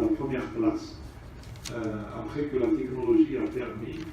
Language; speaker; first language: French; non-native, local second language; Arabic